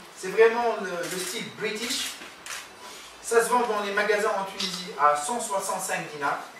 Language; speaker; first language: French; non-native, local second language; Arabic